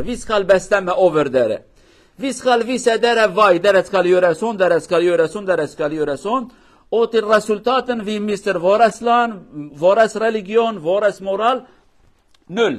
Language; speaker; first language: Norwegian; non-native, learner; Kurdish